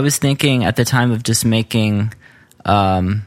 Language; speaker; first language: English; native; English